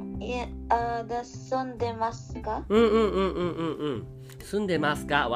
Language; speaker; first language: Japanese; non-native, learner; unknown